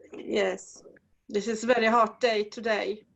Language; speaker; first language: English; non-native, learner; Swedish